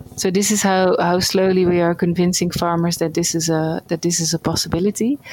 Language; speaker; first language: English; non-native, fluent; Dutch